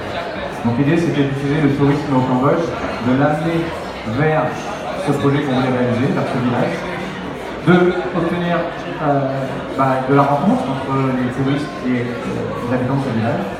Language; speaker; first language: French; native; French